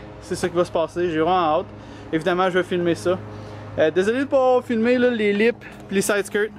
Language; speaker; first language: French; native; French